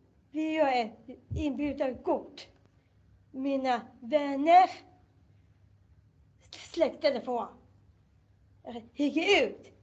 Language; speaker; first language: Swedish; non-native, learner; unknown